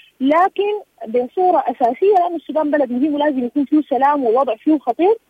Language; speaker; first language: Arabic; native; Arabic